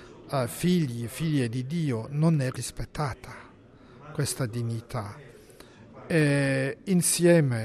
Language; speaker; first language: Italian; non-native, fluent; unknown